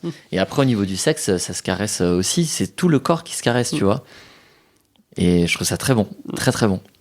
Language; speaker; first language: French; native; French